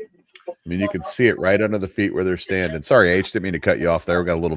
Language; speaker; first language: English; native; English